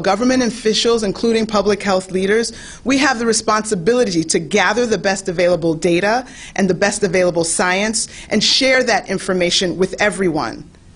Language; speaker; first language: English; native; English